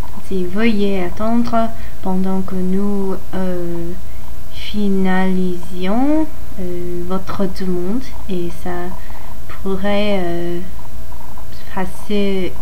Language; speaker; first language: French; non-native, learner; English